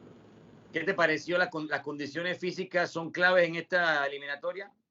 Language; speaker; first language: Spanish; native; Spanish